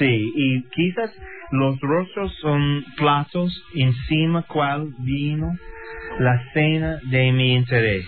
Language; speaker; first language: Spanish; non-native, learner; English